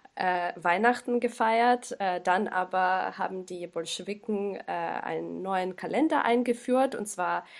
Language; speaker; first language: German; non-native, fluent; Ukrainian